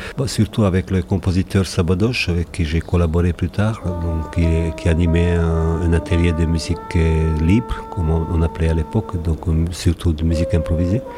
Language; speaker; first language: French; non-native, fluent; Hungarian